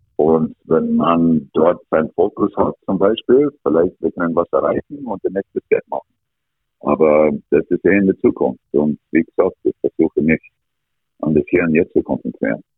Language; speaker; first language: German; non-native, fluent; English